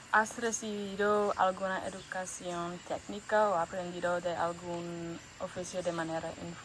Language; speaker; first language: Spanish; non-native, learner; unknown